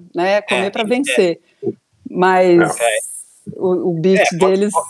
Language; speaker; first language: Portuguese; native; Portuguese